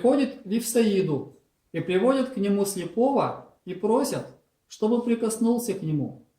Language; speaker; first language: Russian; native; Russian